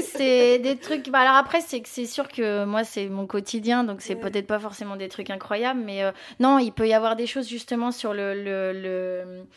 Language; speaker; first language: French; native; French